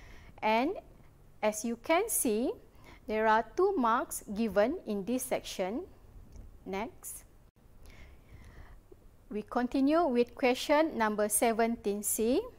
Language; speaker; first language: English; non-native, local second language; Malay